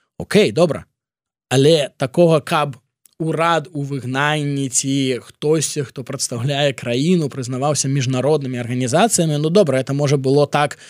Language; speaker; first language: Belarusian; non-native, local second language; Russian